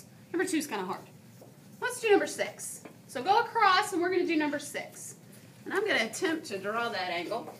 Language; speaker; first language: English; native; English